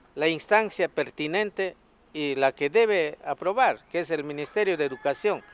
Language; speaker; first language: Spanish; native; Spanish